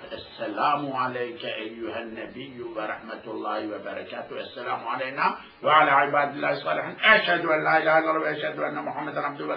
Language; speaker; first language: Arabic; non-native, fluent; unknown